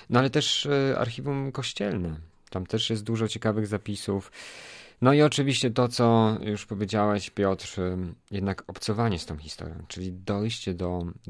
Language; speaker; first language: Polish; native; Polish